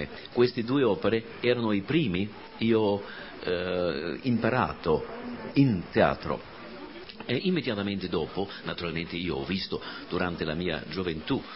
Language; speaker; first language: Italian; non-native, fluent; German